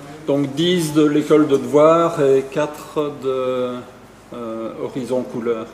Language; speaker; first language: French; native; French